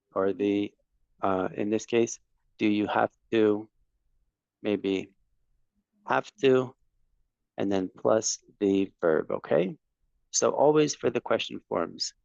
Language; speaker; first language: English; non-native, fluent; Spanish